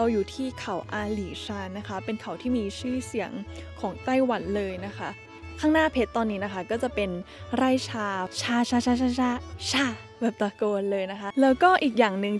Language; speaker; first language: Thai; native; Thai